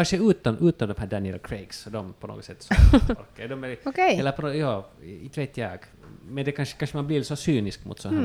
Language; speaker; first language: Swedish; non-native, local second language; Finnish